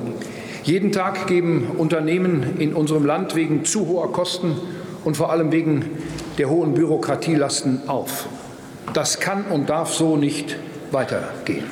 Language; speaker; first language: German; native; German